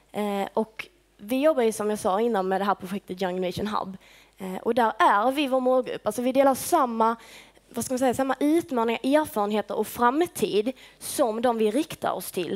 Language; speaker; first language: Swedish; native; Swedish